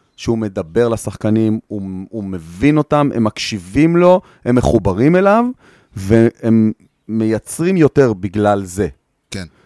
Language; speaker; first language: Hebrew; native; Hebrew